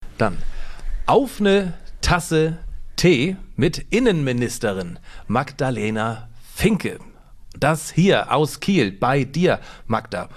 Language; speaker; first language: German; native; German